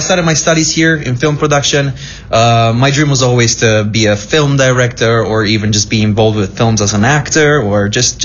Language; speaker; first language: English; non-native, fluent; Romanian